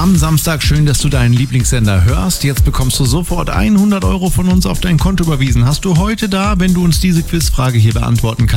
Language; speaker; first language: German; native; German